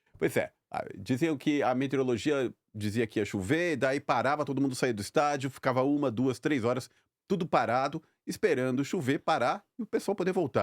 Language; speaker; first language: Portuguese; native; Portuguese